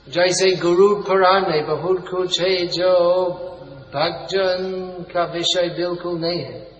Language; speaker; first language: Hindi; non-native, fluent; English